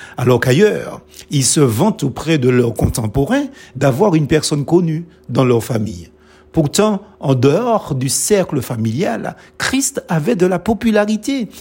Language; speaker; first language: French; non-native, local second language; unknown